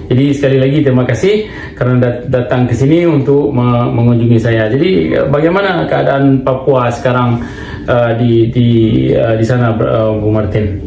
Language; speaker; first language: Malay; non-native, local second language; Achinese